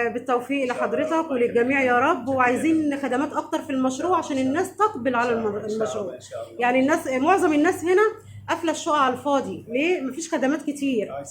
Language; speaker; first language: Arabic; native; Arabic